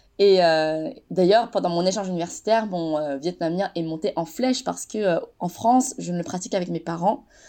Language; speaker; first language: French; native; French